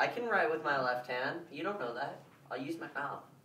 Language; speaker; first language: English; native; English